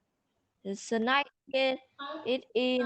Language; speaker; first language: English; non-native, learner; Vietnamese